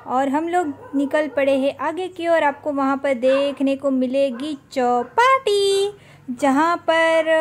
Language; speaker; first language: Hindi; non-native, local second language; Gujarati